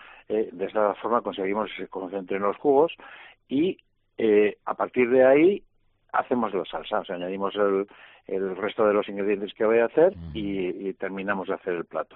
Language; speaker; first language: Spanish; native; Spanish